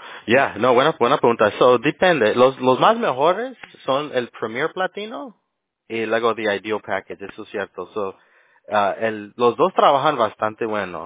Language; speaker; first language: Spanish; early bilingual, other home language; English